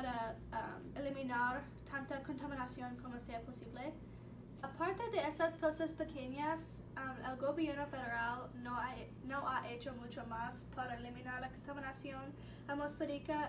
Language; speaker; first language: Spanish; non-native, learner; English